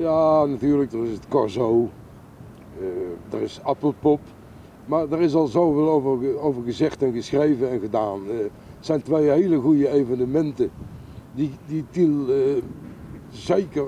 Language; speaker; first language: Dutch; native; Dutch